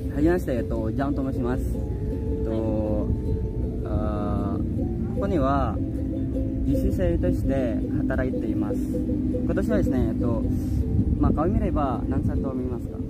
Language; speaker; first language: Japanese; non-native, learner; Indonesian